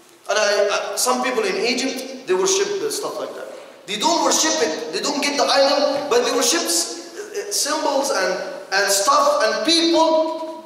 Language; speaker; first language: English; non-native, fluent; Arabic